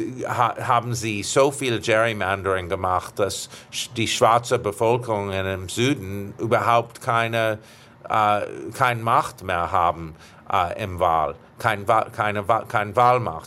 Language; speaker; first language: German; non-native, fluent; English